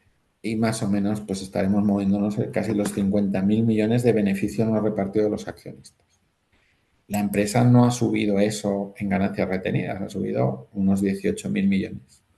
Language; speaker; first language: Spanish; native; Spanish